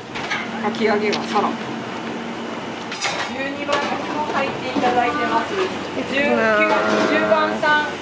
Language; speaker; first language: Japanese; native; Japanese